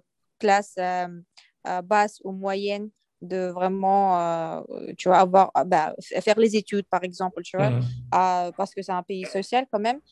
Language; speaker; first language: French; non-native, fluent; Uyghur